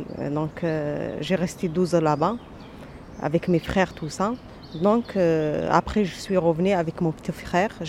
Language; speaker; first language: French; non-native, local second language; Arabic